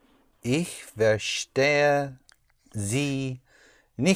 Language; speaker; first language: German; non-native, learner; English